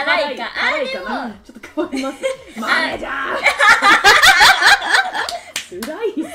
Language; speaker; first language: Japanese; non-native, learner; English